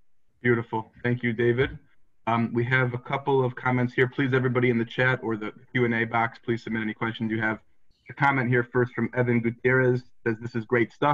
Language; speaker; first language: English; native; English